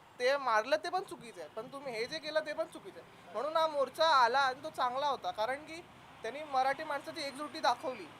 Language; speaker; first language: Marathi; native; Marathi